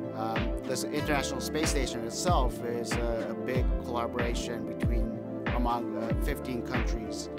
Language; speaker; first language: English; non-native, fluent; Japanese